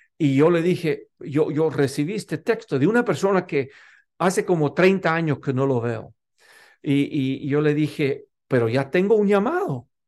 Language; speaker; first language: Spanish; non-native, local second language; English